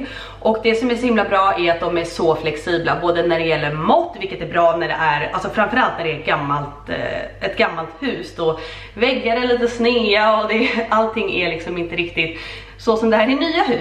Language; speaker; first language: Swedish; native; Swedish